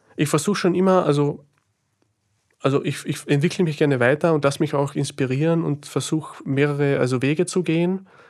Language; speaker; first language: German; native; German